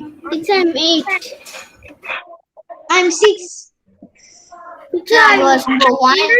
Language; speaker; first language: English; non-native, local second language; Tamil